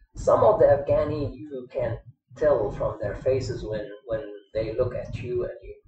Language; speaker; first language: English; non-native, fluent; Arabic